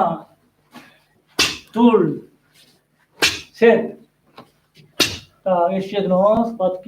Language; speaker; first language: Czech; non-native, learner; Korean